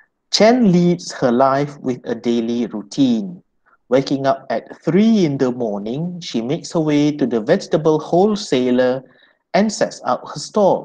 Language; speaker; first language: English; non-native, local second language; Malay